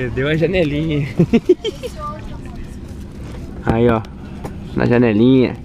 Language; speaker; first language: Portuguese; native; Portuguese